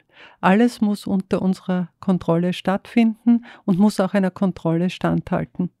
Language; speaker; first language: German; native; German